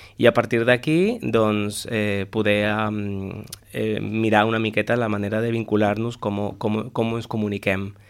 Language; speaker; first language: Catalan; non-native, fluent; Spanish